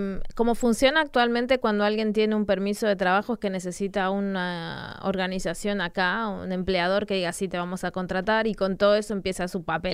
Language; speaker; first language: Spanish; native; Spanish